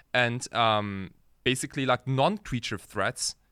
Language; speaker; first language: English; early bilingual, other home language; Japanese